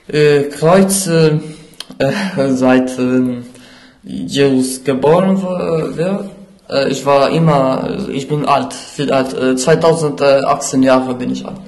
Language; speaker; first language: German; non-native, learner; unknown